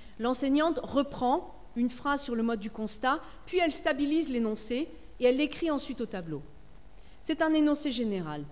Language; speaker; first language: French; native; French